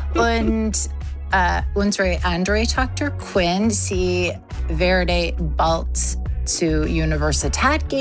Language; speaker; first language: German; non-native, learner; English